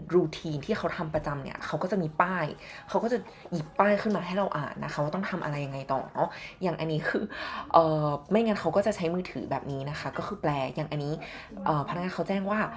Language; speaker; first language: Thai; native; Thai